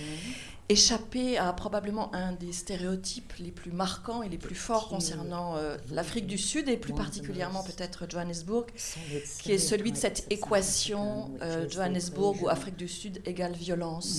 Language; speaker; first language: French; native; French